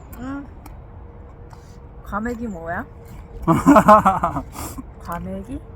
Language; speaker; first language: Korean; non-native, learner; Vietnamese